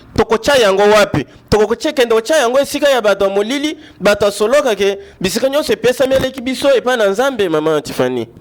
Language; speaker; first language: Lingala; native; Lingala